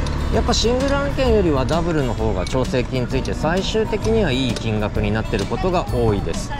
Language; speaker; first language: Japanese; native; Japanese